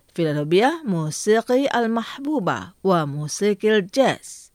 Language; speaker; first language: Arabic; non-native, learner; Indonesian